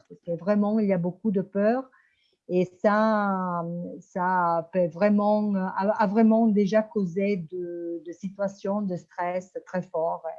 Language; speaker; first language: French; non-native, fluent; Italian